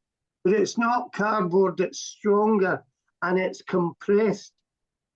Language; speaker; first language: English; native; English